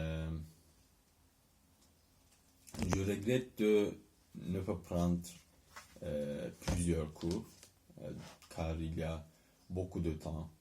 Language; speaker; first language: French; non-native, learner; Turkish